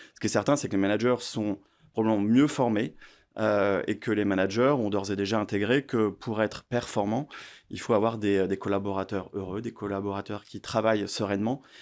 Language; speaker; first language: French; native; French